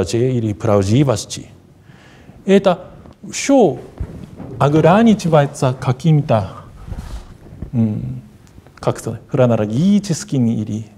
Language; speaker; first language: Russian; non-native, fluent; Japanese